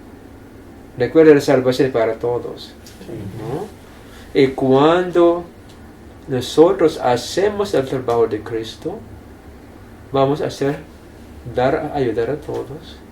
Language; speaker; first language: Spanish; non-native, fluent; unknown